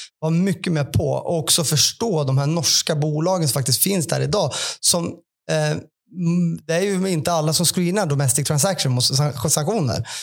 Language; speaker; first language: Swedish; native; Swedish